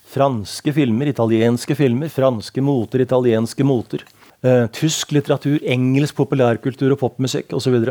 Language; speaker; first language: Norwegian; native; Norwegian